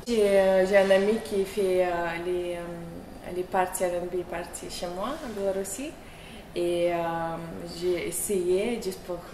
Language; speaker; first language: French; non-native, learner; Russian